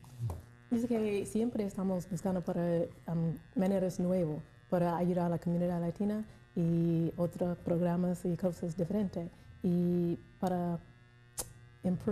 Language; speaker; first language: Spanish; non-native, learner; English